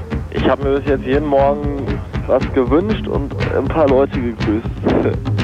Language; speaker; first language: German; native; German